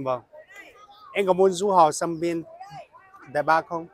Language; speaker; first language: Vietnamese; non-native, fluent; Chinese